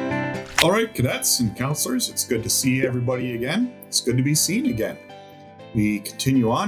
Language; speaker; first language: English; native; English